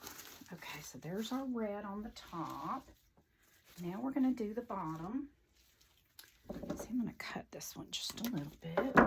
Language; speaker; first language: English; native; English